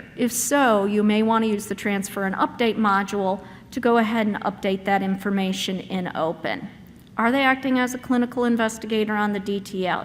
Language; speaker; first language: English; native; English